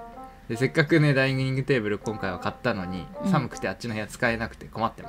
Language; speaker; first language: Japanese; native; Japanese